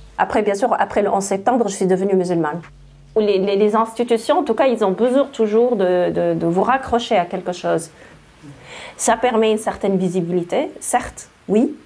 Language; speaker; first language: French; non-native, local second language; Arabic